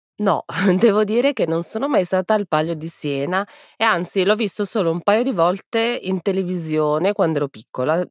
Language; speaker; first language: Italian; native; Italian